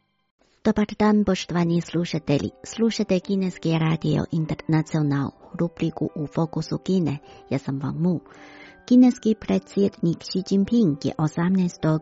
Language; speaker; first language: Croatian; non-native, fluent; Chinese